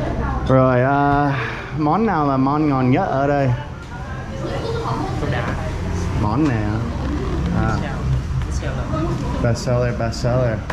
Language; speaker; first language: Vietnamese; non-native, learner; English